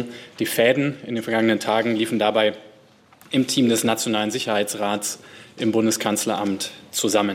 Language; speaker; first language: German; native; German